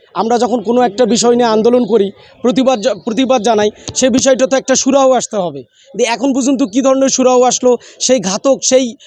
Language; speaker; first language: Bangla; native; Bangla